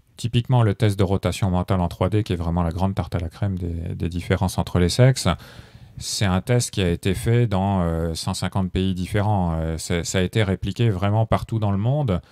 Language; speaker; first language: French; native; French